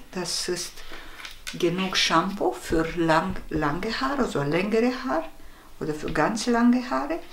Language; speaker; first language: German; non-native, fluent; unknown